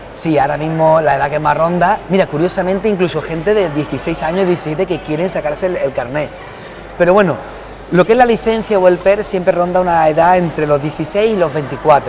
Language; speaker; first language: Spanish; native; Spanish